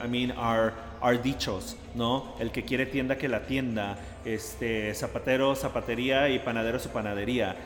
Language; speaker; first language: Spanish; early bilingual, heritage; Spanish